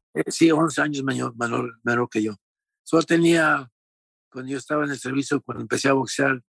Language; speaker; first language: Spanish; native; Spanish